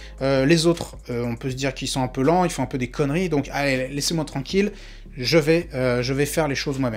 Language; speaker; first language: French; native; French